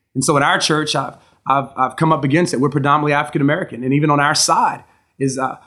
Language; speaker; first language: English; native; English